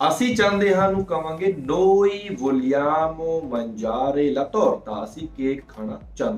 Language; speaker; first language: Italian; non-native, fluent; Punjabi